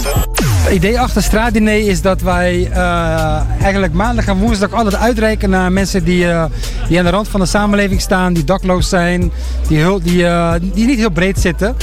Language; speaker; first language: Dutch; native; Dutch